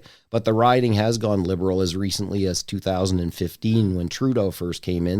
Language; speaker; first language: English; native; English